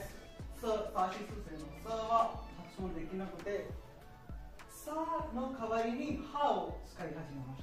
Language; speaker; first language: Japanese; non-native, learner; Punjabi